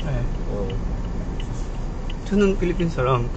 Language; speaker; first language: Korean; non-native, learner; Filipino